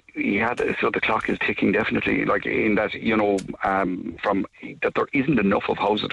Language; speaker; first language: English; native; English